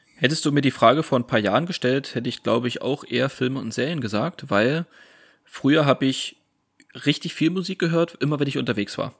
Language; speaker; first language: German; native; German